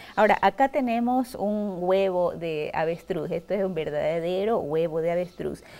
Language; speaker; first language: Spanish; native; Spanish